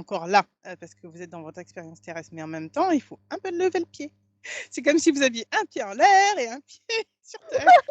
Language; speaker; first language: French; native; French